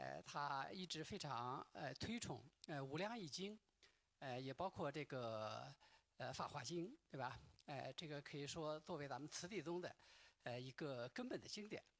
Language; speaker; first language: Chinese; native; Chinese